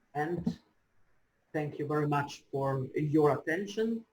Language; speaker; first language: English; non-native, fluent; Ukrainian